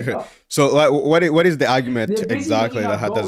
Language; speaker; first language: English; native; English